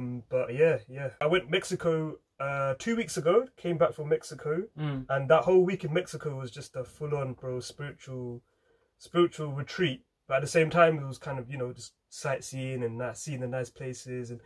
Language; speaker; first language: English; native; English